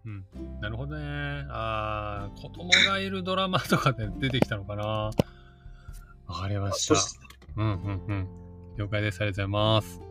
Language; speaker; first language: Japanese; native; Japanese